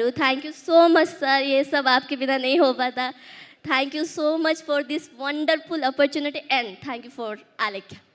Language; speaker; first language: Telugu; early bilingual, heritage; Telugu